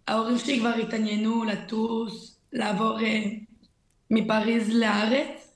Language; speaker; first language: Hebrew; early bilingual, other home language; French